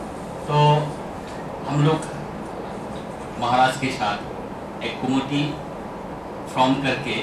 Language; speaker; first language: Hindi; non-native, local second language; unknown